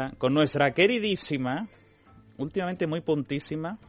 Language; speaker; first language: Spanish; native; Spanish